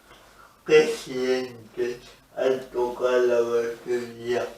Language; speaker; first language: Spanish; non-native, local second language; Basque